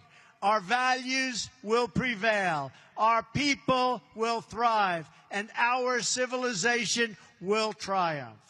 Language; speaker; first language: English; native; English